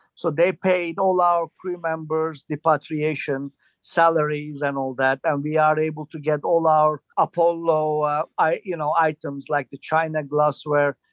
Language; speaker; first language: English; non-native, fluent; Turkish